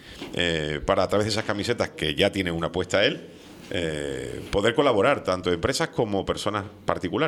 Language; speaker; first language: Spanish; native; Spanish